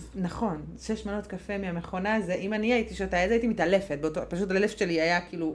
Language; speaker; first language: Hebrew; non-native, fluent; Hungarian